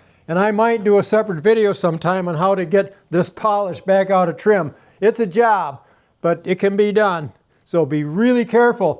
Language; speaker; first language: English; native; English